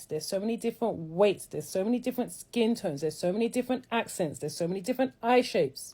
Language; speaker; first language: English; native; English